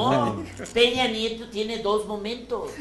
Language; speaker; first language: Spanish; native; Spanish